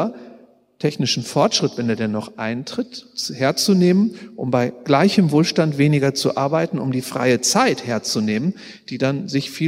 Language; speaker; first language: German; native; German